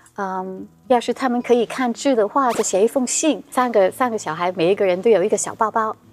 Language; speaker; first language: Chinese; non-native, local second language; Cantonese